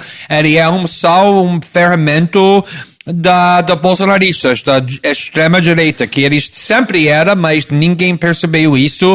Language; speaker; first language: Portuguese; non-native, fluent; English